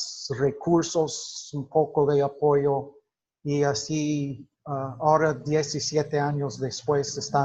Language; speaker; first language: Spanish; non-native, fluent; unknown